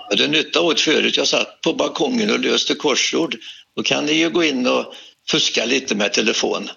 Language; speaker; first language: Swedish; native; Swedish